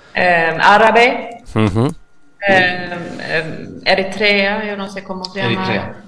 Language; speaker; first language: Spanish; non-native, fluent; Swedish